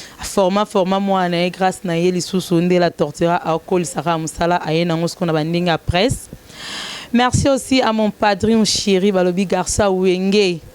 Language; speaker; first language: Lingala; native; Lingala